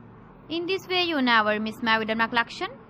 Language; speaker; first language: English; non-native, local second language; Urdu